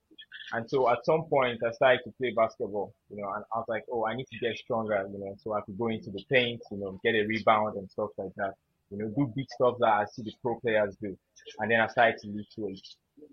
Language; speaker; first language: English; non-native, local second language; Yoruba